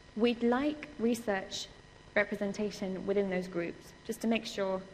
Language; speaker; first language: English; native; English